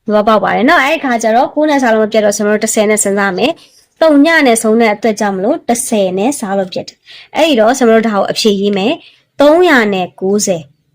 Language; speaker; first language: Burmese; native; Burmese